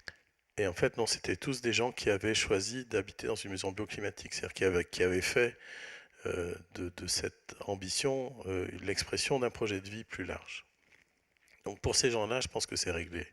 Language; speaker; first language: French; native; French